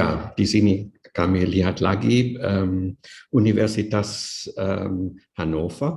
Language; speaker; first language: Indonesian; non-native, fluent; German